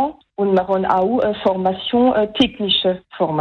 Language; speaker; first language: German; non-native, local second language; French